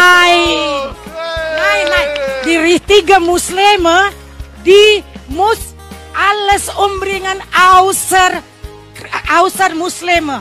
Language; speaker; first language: German; non-native, learner; Indonesian